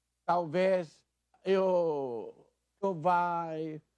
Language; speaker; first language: Portuguese; non-native, learner; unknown